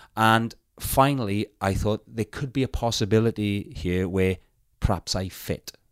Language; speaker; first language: English; native; English